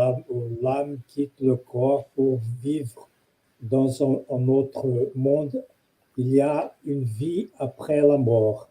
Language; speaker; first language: French; non-native, fluent; Portuguese